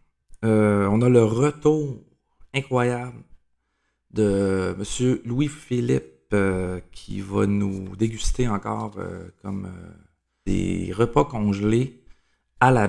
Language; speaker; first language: French; native; French